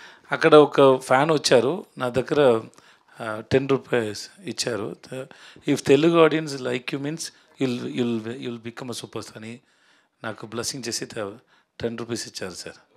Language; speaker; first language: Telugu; non-native, learner; Tamil